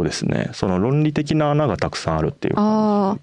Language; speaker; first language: Japanese; native; Japanese